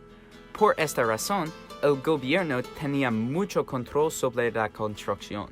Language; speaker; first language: Spanish; non-native, learner; English